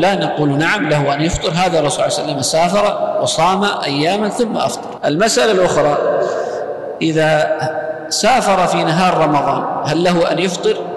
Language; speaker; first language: Arabic; native; Arabic